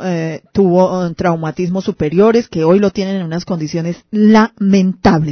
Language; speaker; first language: Spanish; native; Spanish